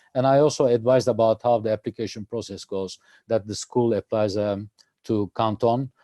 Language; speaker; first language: English; non-native, fluent; Turkish